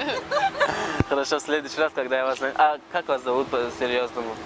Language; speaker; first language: Russian; non-native, local second language; Tajik